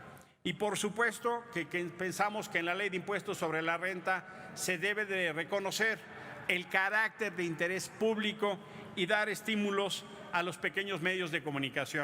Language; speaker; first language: Spanish; native; Spanish